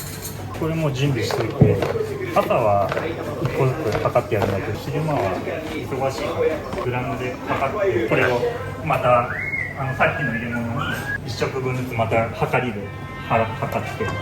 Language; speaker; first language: Japanese; native; Japanese